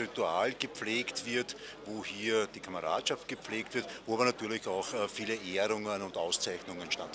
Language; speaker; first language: German; native; German